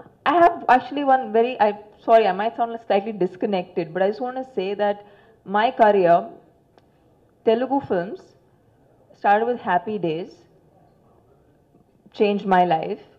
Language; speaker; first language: Telugu; non-native, local second language; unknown